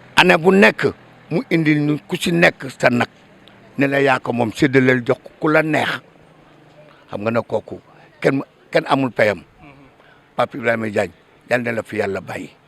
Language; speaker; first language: Wolof; native; Wolof